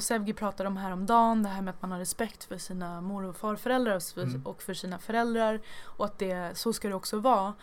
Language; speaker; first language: Swedish; native; Swedish